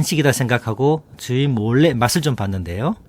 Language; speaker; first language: Korean; native; Korean